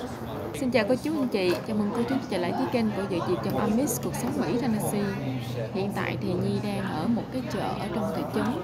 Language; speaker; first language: Vietnamese; native; Vietnamese